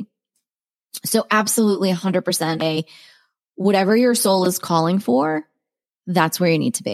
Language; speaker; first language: English; native; English